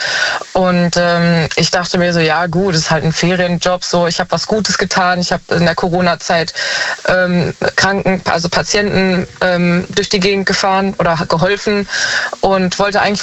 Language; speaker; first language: German; native; German